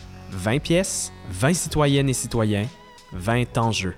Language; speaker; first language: French; native; French